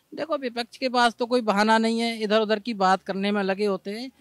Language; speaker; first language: Hindi; native; Hindi